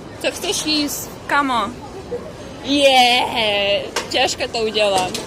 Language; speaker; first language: Czech; non-native, learner; Ukrainian